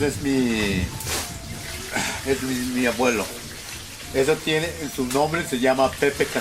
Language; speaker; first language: Spanish; non-native, local second language; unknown